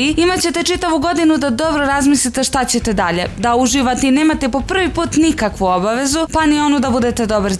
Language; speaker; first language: Serbian; native; Serbian